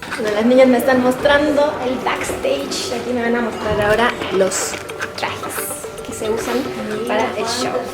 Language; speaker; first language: Spanish; native; Spanish